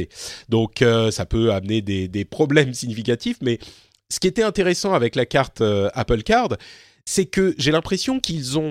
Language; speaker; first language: French; native; French